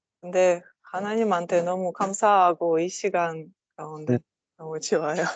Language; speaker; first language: Korean; non-native, learner; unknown